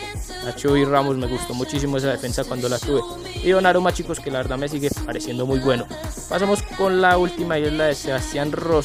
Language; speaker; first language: Spanish; native; Spanish